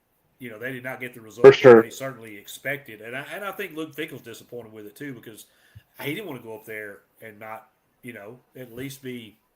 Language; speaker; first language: English; native; English